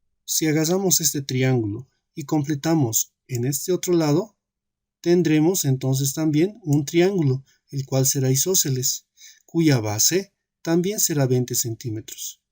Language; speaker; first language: Spanish; native; Spanish